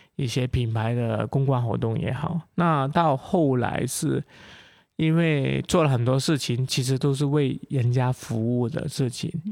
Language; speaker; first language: Chinese; non-native, local second language; Cantonese